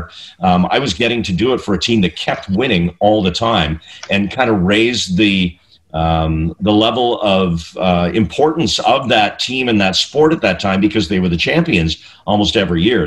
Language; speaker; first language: English; native; English